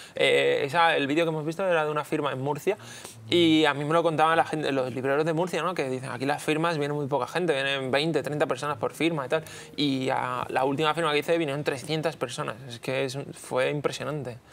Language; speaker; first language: Spanish; native; Spanish